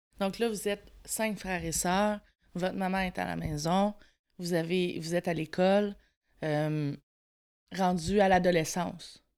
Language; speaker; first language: French; native; French